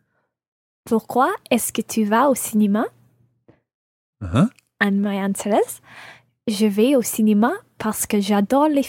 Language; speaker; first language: French; non-native, learner; English